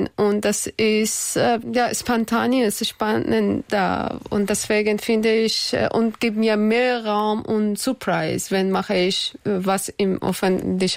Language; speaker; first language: German; non-native, learner; Persian